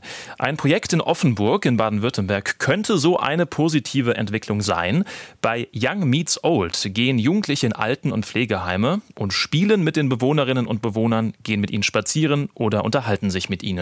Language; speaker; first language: German; native; German